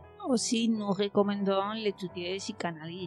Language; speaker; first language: French; non-native, learner; Spanish